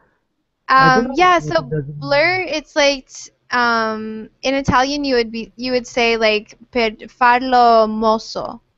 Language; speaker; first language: English; native; English